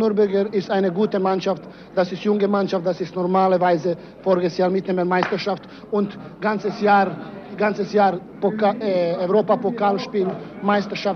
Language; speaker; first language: German; non-native, learner; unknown